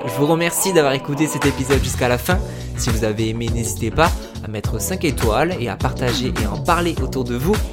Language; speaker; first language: French; native; French